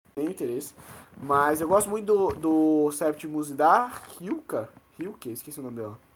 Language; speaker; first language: Portuguese; native; Portuguese